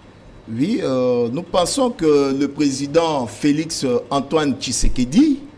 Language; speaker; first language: French; non-native, local second language; Lingala